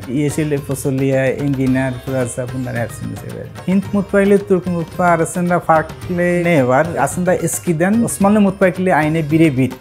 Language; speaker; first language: Turkish; non-native, fluent; Bangla